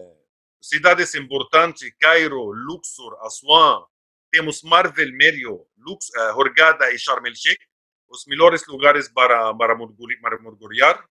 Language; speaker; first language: Portuguese; non-native, fluent; Arabic